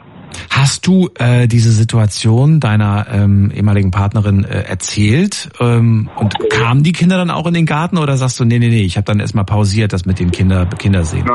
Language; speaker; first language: German; native; German